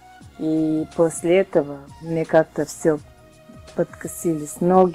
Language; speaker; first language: Russian; non-native, learner; Bulgarian